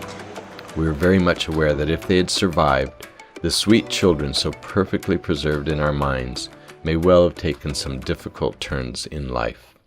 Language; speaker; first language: English; native; English